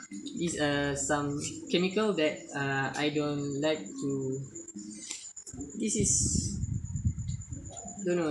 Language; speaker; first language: English; non-native, learner; Malay